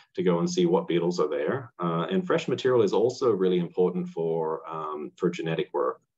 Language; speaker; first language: English; native; English